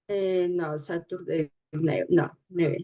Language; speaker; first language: English; non-native, learner; Spanish